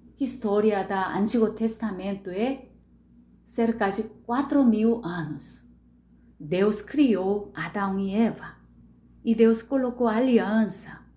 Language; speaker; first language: Portuguese; non-native, learner; Korean